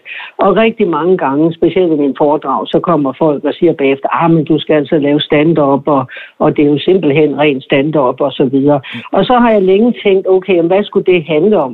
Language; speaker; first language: Danish; native; Danish